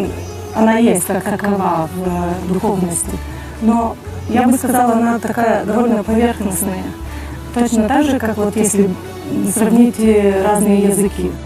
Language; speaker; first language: Russian; native; Russian